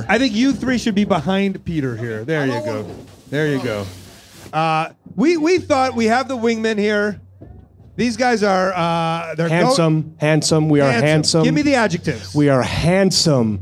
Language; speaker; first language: English; native; English